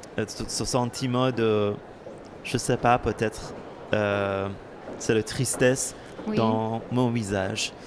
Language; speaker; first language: French; non-native, fluent; Persian